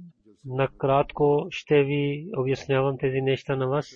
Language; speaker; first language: Bulgarian; non-native, fluent; Urdu